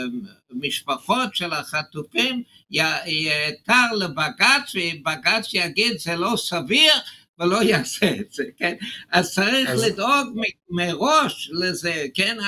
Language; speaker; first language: Hebrew; non-native, fluent; English